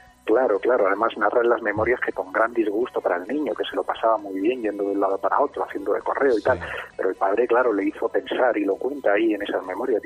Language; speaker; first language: Spanish; native; Spanish